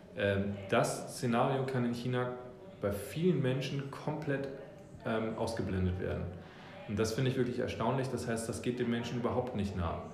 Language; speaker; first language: German; early bilingual, other home language; English